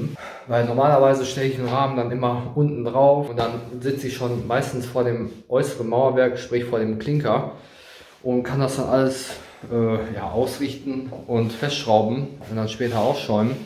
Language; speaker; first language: German; native; German